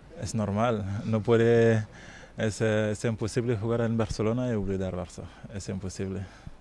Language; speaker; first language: Spanish; non-native, learner; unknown